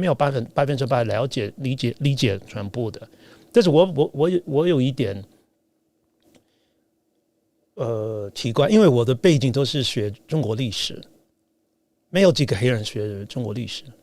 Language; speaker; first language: Chinese; non-native, fluent; English